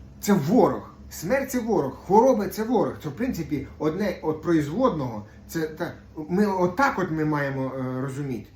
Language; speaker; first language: Ukrainian; non-native, local second language; Russian